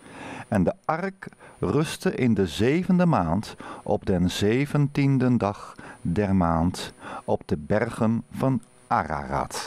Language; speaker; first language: Dutch; native; Dutch